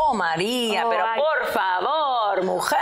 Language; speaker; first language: Spanish; non-native, learner; English